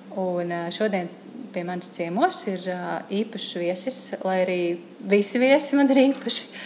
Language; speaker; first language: Latvian; native; Latvian